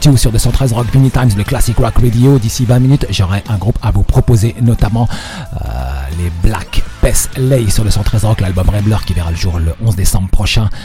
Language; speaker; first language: French; non-native, local second language; Arabic